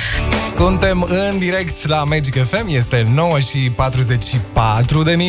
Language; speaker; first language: Romanian; native; Romanian